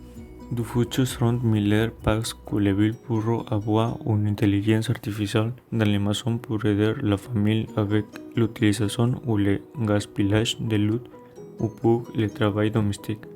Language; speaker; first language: French; non-native, learner; Spanish